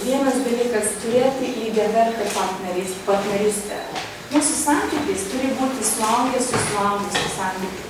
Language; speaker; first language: Lithuanian; non-native, fluent; Hungarian